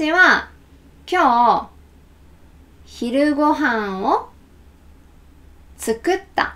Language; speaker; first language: Japanese; non-native, learner; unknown